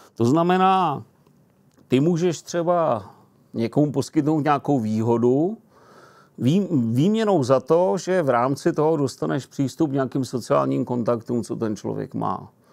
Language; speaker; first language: Czech; native; Czech